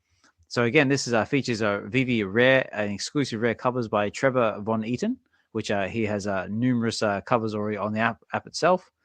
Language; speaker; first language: English; native; English